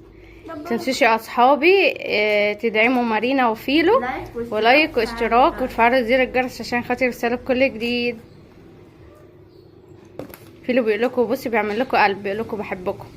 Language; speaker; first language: Arabic; native; Arabic